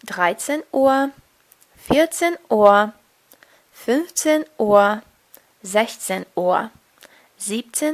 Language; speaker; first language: German; non-native, fluent; Portuguese